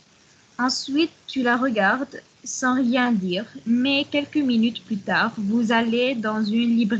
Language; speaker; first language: French; non-native, learner; Arabic